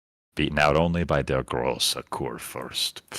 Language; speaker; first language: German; non-native, learner; English